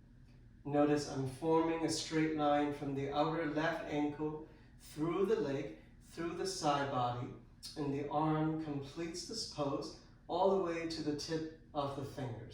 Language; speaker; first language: English; native; English